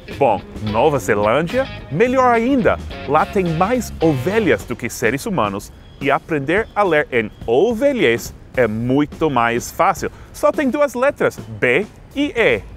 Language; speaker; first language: Portuguese; non-native, fluent; English